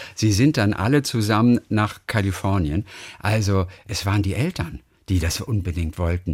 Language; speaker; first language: German; native; German